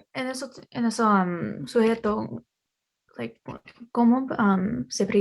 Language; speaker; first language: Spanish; non-native, learner; English